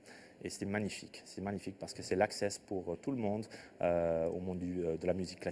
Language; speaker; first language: French; non-native, fluent; English